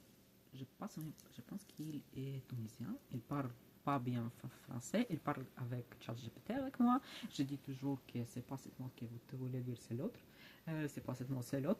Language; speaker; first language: French; non-native, learner; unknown